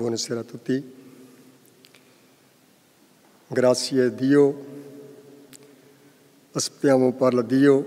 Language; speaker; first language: Italian; non-native, learner; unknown